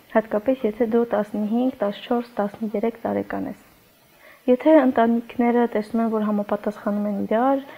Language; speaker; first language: Armenian; non-native, local second language; Kurdish